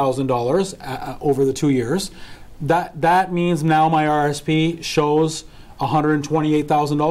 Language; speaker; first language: English; native; English